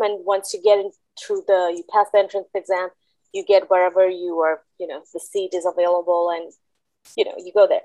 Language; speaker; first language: English; non-native, local second language; Bangla